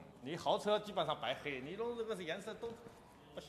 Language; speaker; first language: Chinese; native; Chinese